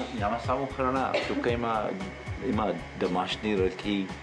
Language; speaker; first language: Bulgarian; non-native, learner; Swahili